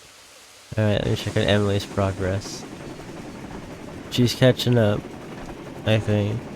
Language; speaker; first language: English; native; English